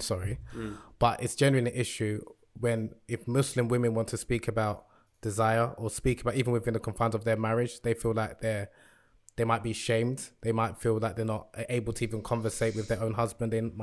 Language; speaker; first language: English; native; English